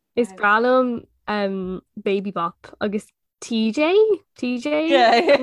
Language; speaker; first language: Irish; non-native, local second language; English